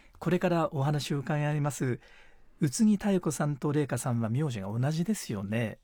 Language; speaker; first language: Japanese; native; Japanese